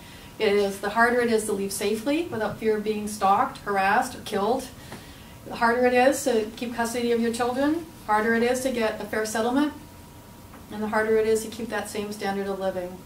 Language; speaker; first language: English; native; English